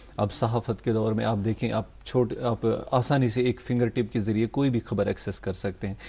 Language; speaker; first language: Urdu; non-native, local second language; Kashmiri